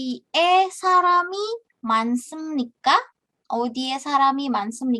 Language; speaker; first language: Korean; non-native, fluent; Indonesian